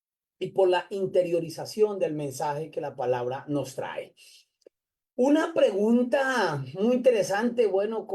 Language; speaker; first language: Spanish; native; Spanish